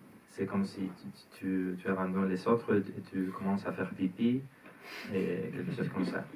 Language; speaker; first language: French; non-native, learner; Spanish